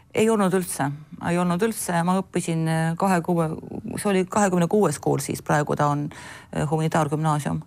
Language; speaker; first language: Estonian; native; Estonian